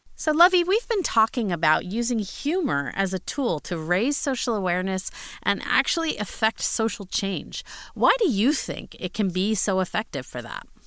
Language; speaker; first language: English; native; English